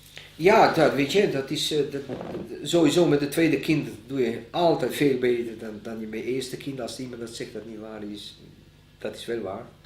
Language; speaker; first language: Dutch; non-native, fluent; Bosnian